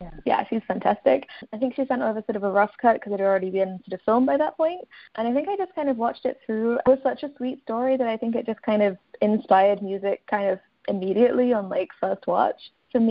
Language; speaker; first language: English; native; English